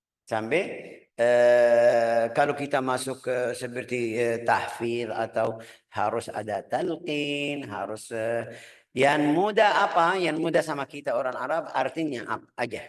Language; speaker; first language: Indonesian; non-native, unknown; Arabic